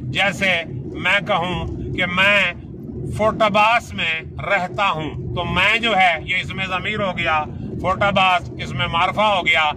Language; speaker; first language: Urdu; native; Urdu